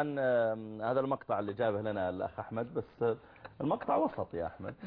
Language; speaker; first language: Arabic; native; Arabic